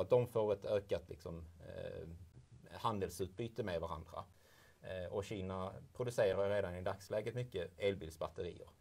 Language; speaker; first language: Swedish; native; Swedish